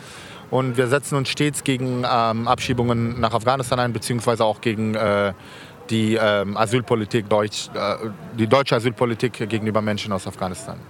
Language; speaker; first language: German; early bilingual, other home language; Persian